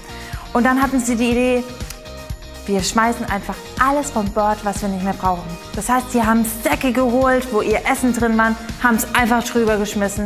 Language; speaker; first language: German; native; German